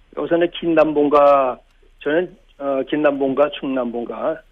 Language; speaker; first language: Korean; native; Korean